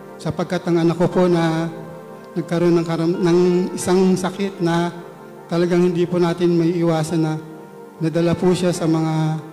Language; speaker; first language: Filipino; native; Filipino